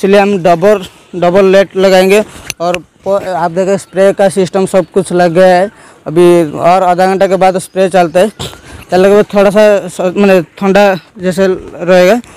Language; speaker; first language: Hindi; non-native, local second language; Odia